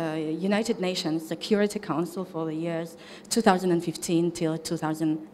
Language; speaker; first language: English; non-native, fluent; Slovak